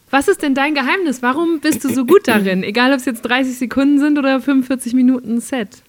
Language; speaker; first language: German; native; German